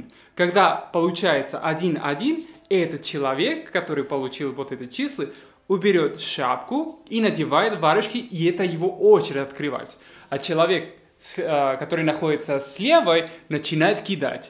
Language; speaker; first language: Russian; non-native, fluent; Spanish